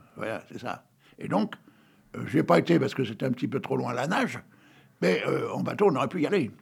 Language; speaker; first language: French; native; French